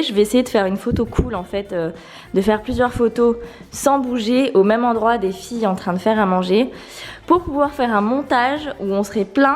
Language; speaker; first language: French; native; French